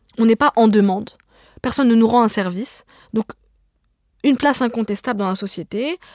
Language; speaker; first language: French; early bilingual, other home language; Arabic